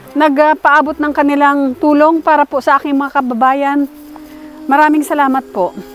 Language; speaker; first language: Filipino; non-native, local second language; Bikol